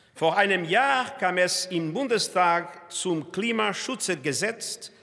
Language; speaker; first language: German; non-native, fluent; Portuguese